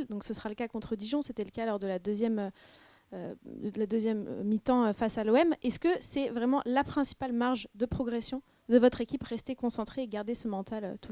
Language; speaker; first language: French; native; French